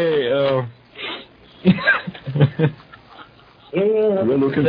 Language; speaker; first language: English; non-native, fluent; German